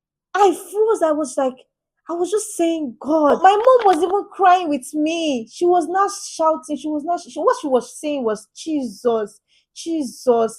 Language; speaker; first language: English; native; English